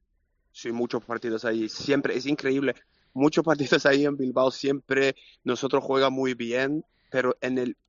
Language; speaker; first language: Spanish; non-native, learner; Swedish